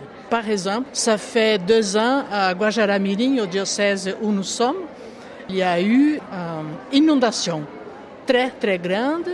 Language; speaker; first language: French; non-native, local second language; Portuguese